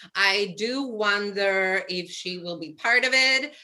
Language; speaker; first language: English; non-native, fluent; Albanian